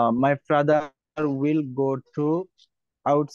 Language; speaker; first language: English; non-native, learner; Bangla